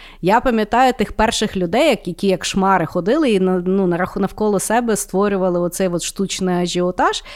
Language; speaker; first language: Ukrainian; native; Ukrainian